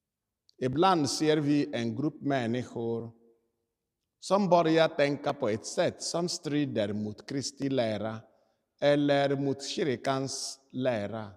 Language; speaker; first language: Swedish; non-native, fluent; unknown